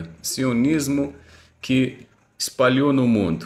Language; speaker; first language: Portuguese; non-native, fluent; Arabic